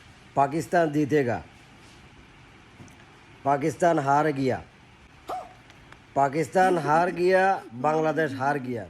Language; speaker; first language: Hindi; non-native, learner; Bangla